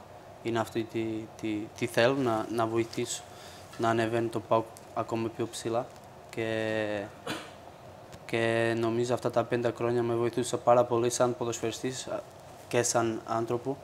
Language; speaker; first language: Greek; non-native, fluent; Portuguese